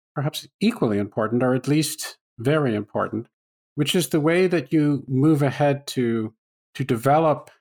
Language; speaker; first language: English; native; English